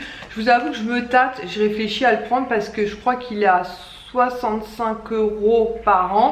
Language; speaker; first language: French; native; French